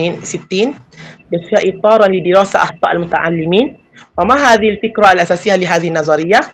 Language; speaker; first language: Arabic; non-native, fluent; Malay